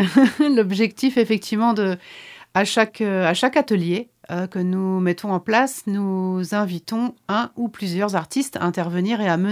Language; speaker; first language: French; native; French